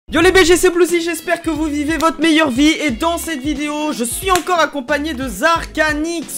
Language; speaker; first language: French; native; French